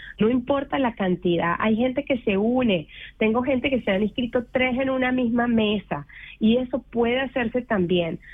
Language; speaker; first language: Spanish; native; Spanish